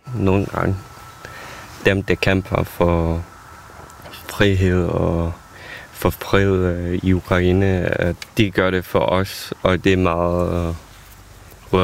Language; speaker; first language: Danish; non-native, learner; Ukrainian